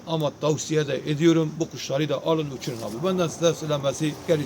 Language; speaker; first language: Turkish; native; Turkish